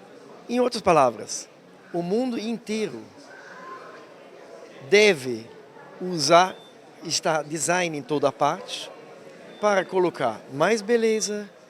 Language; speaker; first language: Portuguese; non-native, fluent; German